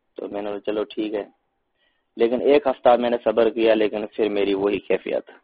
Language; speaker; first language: Urdu; non-native, local second language; Sindhi